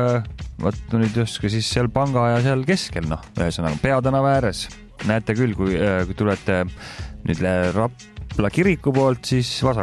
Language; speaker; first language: Estonian; native; Estonian